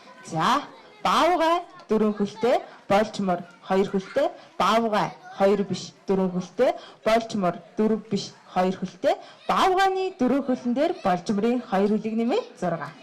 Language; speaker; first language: Mongolian; native; Mongolian